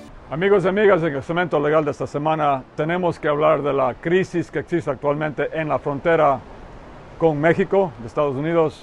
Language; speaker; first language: Spanish; non-native, fluent; English